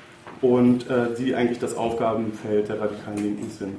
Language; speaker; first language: German; native; German